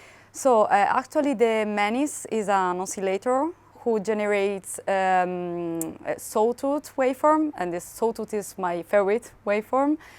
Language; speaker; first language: English; non-native, fluent; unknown